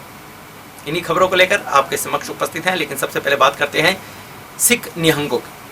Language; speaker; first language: Hindi; native; Hindi